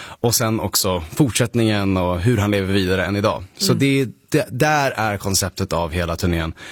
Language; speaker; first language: Swedish; native; Swedish